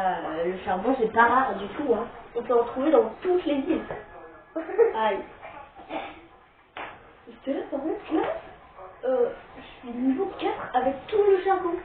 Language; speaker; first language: French; native; French